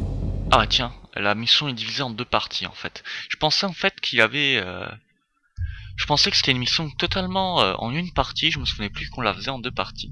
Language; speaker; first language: French; native; French